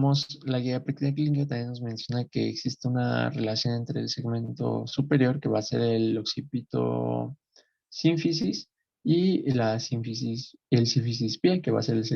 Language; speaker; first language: Spanish; native; Spanish